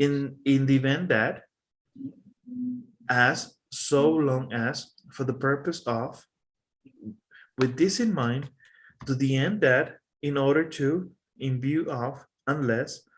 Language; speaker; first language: English; non-native, fluent; Spanish